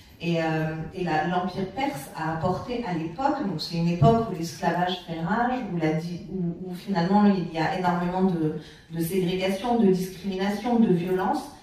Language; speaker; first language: French; early bilingual, other home language; Persian